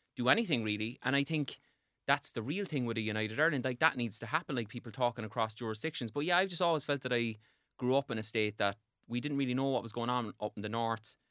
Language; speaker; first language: English; native; English